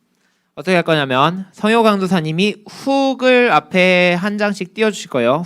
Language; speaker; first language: Korean; native; Korean